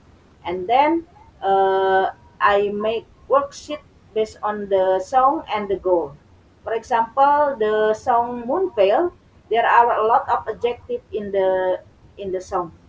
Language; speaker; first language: English; non-native, learner; Indonesian